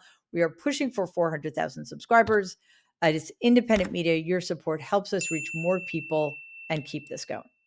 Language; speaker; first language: English; native; English